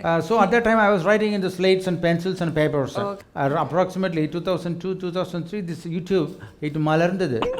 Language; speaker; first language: English; non-native, local second language; Tamil